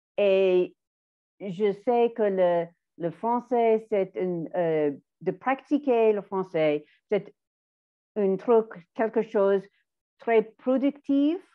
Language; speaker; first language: French; non-native, learner; English